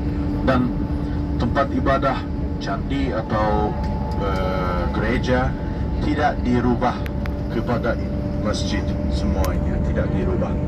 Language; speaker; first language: Indonesian; non-native, fluent; Turkish